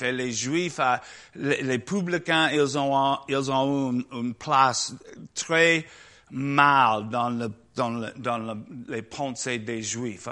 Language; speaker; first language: French; non-native, learner; English